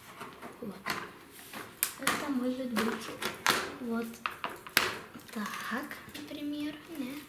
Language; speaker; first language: Russian; non-native, local second language; Lithuanian